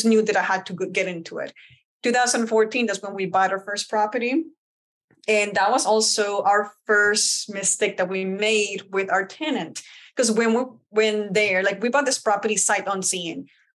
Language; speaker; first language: English; early bilingual, other home language; Spanish